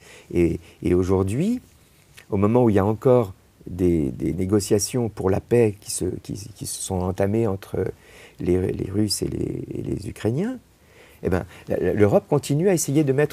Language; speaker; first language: French; native; French